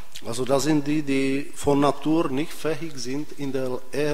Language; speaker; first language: German; non-native, fluent; Polish